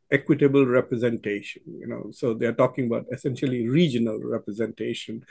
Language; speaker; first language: English; non-native, local second language; Urdu